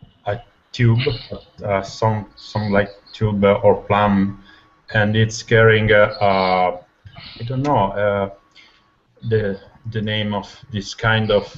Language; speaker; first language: English; non-native, learner; Italian